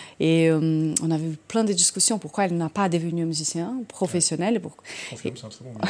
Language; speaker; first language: French; non-native, fluent; Portuguese